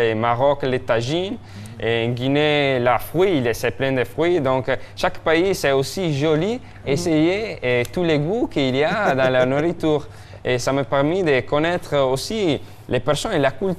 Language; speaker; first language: French; non-native, fluent; Italian